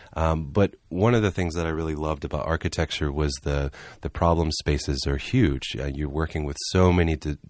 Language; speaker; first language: English; native; English